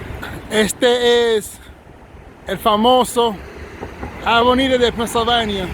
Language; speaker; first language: Spanish; non-native, learner; English